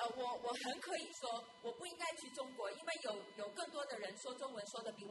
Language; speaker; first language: Chinese; native; Chinese